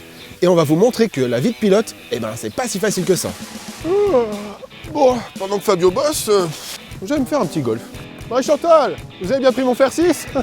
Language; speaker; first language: French; native; French